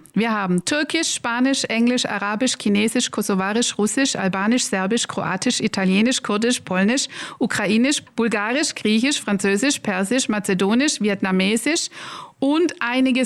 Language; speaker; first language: German; native; German